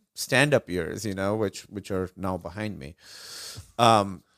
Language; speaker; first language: English; non-native, local second language; Urdu